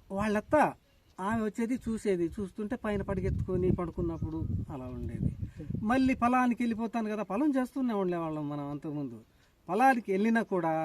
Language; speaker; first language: Telugu; non-native, local second language; Lambadi